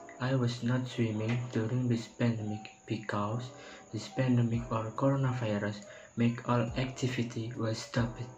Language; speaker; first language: English; non-native, learner; Indonesian